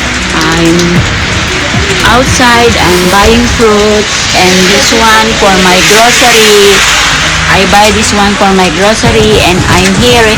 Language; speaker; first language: English; non-native, local second language; Filipino